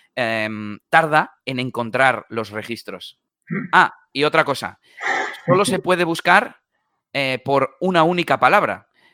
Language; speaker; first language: Spanish; native; Spanish